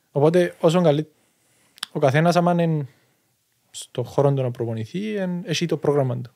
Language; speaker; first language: Greek; native; Greek